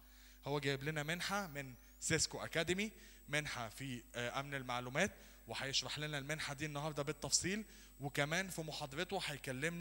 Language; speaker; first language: Arabic; native; Arabic